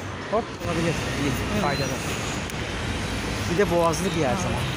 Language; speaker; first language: Turkish; native; Turkish